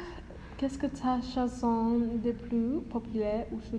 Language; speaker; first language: French; non-native, learner; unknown